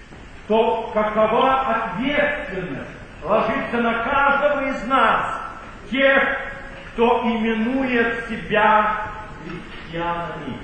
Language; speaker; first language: Russian; native; Russian